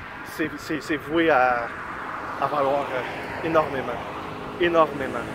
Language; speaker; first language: French; native; French